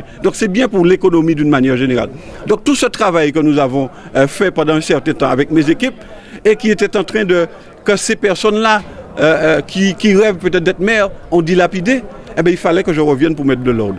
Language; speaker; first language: French; native; French